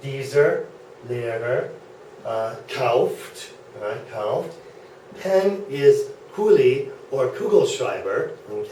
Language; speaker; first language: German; non-native, fluent; English